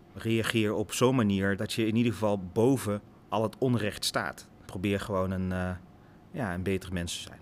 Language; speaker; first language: Dutch; early bilingual, other home language; Lingala